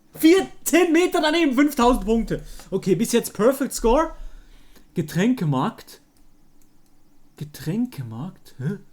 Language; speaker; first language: German; native; German